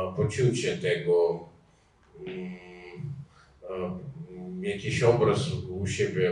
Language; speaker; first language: Polish; non-native, learner; Ukrainian